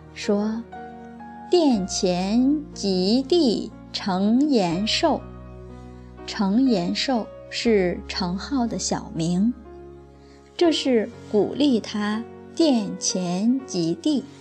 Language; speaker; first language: Chinese; non-native, local second language; Cantonese